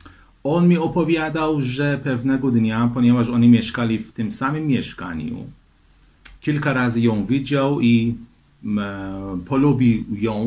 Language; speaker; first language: Polish; non-native, fluent; Persian